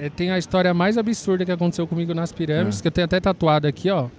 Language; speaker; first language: Portuguese; native; Portuguese